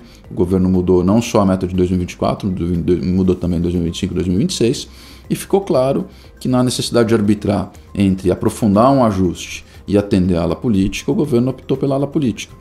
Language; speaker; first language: Portuguese; native; Portuguese